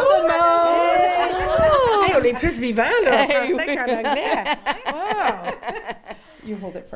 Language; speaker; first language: French; native; French